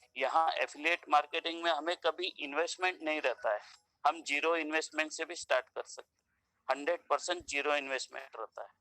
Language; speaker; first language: Hindi; non-native, local second language; Kannada